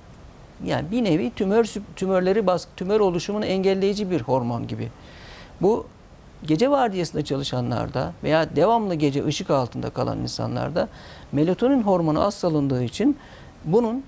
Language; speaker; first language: Turkish; native; Turkish